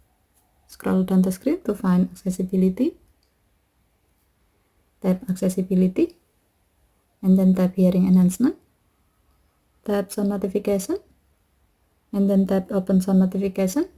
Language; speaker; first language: English; non-native, fluent; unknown